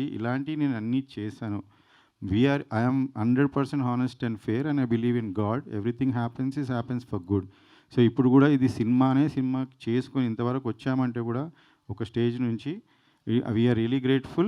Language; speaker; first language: Telugu; native; Telugu